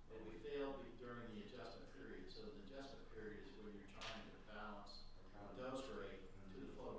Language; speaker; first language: English; native; English